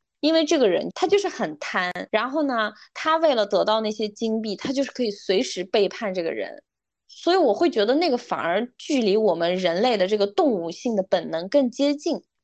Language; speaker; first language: Chinese; non-native, local second language; Uyghur